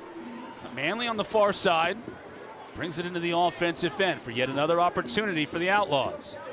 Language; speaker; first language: English; native; English